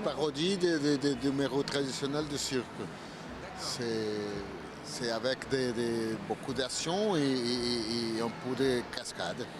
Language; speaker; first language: French; non-native, learner; Spanish